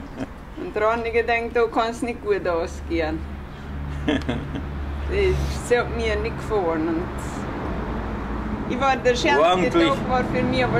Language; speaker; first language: German; early bilingual, heritage; German